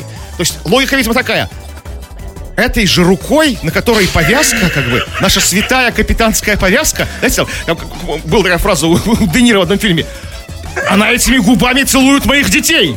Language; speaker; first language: Russian; native; Russian